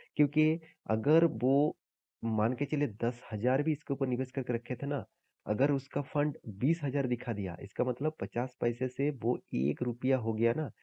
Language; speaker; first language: Hindi; native; Hindi